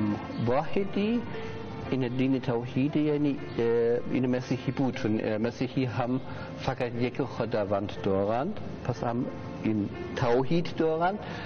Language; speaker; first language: Persian; non-native, learner; German